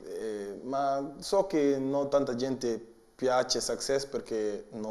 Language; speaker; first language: Italian; non-native, learner; Portuguese